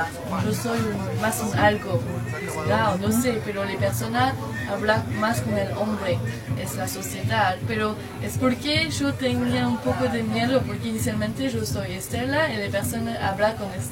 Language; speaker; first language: Spanish; non-native, learner; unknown